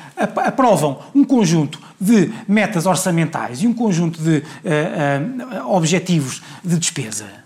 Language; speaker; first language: Portuguese; native; Portuguese